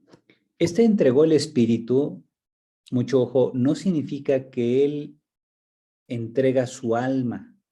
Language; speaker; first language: Spanish; native; Spanish